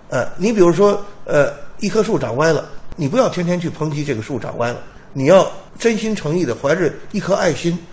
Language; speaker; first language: Chinese; native; Chinese